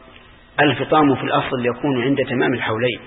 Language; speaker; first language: Arabic; native; Arabic